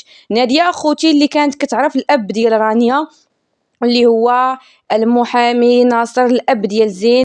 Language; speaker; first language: Arabic; native; Arabic